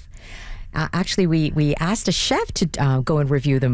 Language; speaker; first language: English; native; English